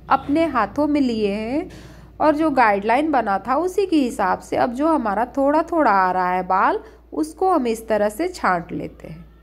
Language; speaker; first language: Hindi; native; Hindi